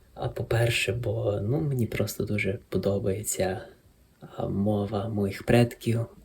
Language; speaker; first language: Ukrainian; early bilingual, heritage; Ukrainian